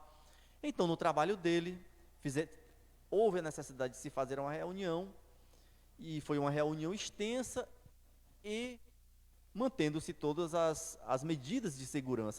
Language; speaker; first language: Portuguese; native; Portuguese